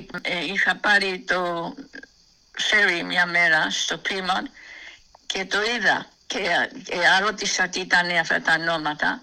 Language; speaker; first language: Greek; early bilingual, heritage; Greek